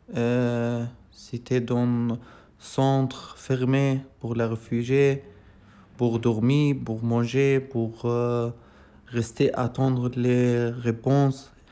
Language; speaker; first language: French; non-native, learner; Arabic